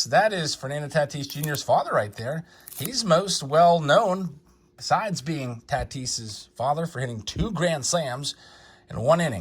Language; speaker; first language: English; native; English